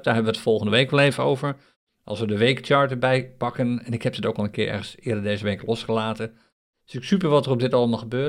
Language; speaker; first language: Dutch; native; Dutch